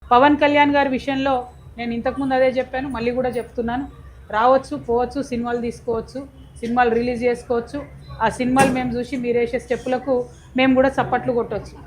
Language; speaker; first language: Telugu; native; Telugu